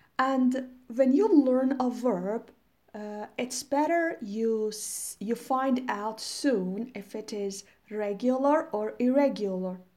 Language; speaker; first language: English; non-native, fluent; Persian